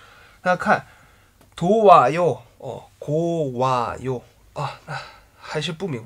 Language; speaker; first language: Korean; non-native, fluent; Chinese